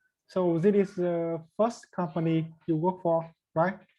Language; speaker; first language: English; non-native, learner; Vietnamese